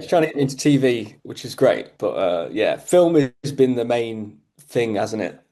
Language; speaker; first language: English; native; English